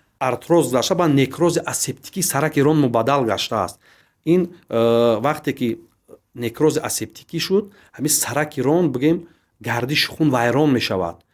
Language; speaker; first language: Tajik; native; Tajik